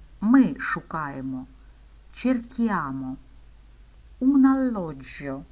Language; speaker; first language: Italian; non-native, fluent; Ukrainian